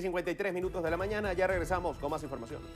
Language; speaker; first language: Spanish; native; Spanish